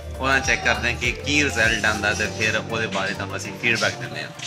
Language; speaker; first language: Punjabi; native; Punjabi